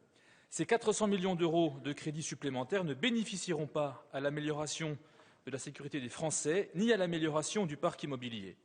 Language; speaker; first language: French; native; French